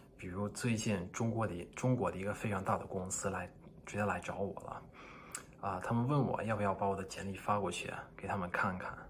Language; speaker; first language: Chinese; non-native, fluent; English